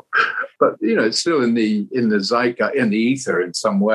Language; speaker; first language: English; native; English